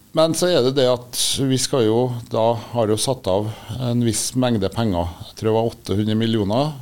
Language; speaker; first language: Norwegian; native; Norwegian